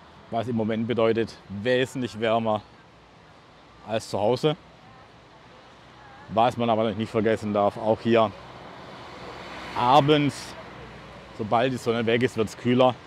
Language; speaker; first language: German; native; German